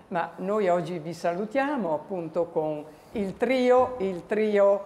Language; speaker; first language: Italian; native; Italian